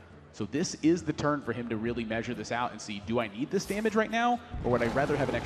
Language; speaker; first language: English; native; English